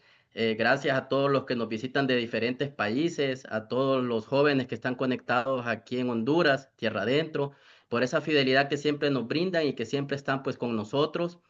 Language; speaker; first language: Spanish; native; Spanish